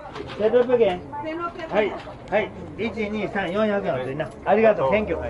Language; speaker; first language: Japanese; native; Japanese